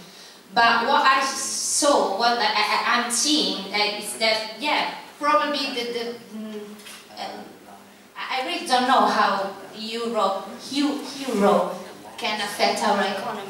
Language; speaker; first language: English; non-native, fluent; Italian